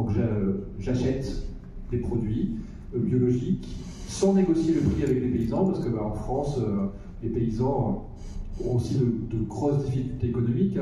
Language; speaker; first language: French; native; French